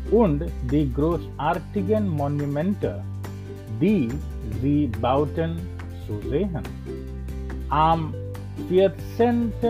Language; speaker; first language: German; non-native, learner; English